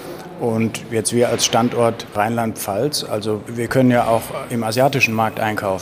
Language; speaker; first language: German; native; German